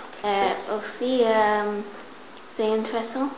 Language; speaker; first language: French; non-native, learner; English